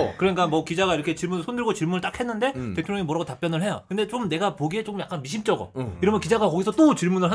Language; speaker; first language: Korean; native; Korean